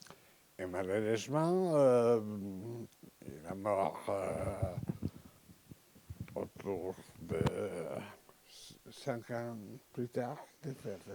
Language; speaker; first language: French; non-native, learner; Catalan